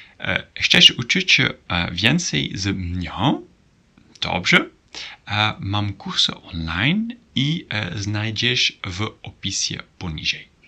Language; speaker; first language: Polish; non-native, learner; Dutch